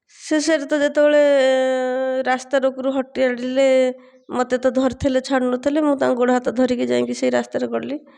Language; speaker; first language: Odia; native; Odia